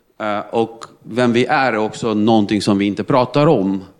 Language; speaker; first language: Swedish; non-native, fluent; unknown